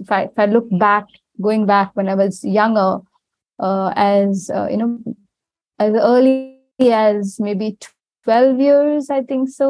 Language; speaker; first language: English; non-native, local second language; Tamil